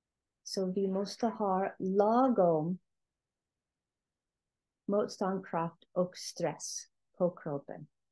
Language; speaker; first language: Swedish; non-native, learner; English